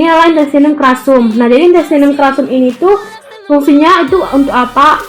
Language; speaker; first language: Indonesian; native; Indonesian